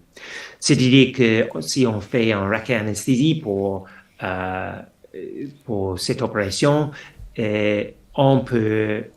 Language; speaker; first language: French; non-native, fluent; English